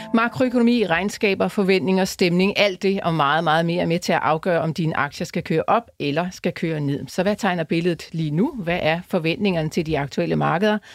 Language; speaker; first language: Danish; native; Danish